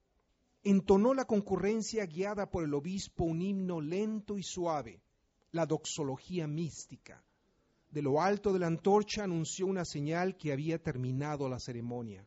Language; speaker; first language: Spanish; native; Spanish